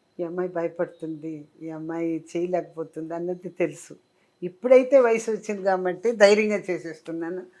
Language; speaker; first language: Telugu; native; Telugu